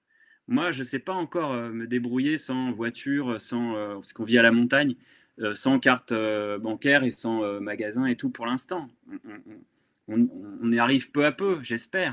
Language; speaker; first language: French; native; French